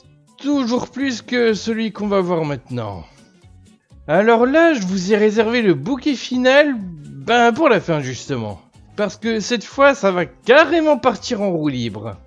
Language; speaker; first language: French; native; French